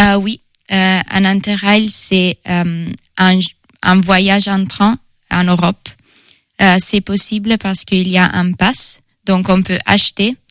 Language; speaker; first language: French; non-native, fluent; Italian